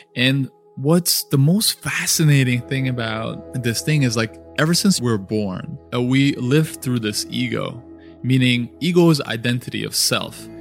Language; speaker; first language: English; early bilingual, other home language; Russian